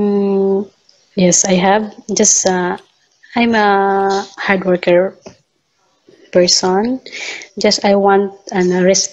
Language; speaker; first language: English; non-native, learner; Filipino